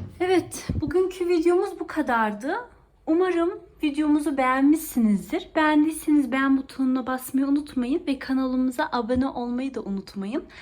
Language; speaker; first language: Turkish; early bilingual, heritage; Turkish